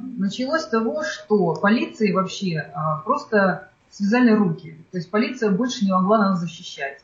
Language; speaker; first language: Russian; native; Russian